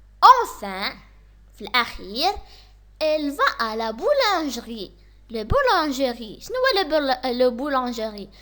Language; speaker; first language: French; non-native, local second language; Arabic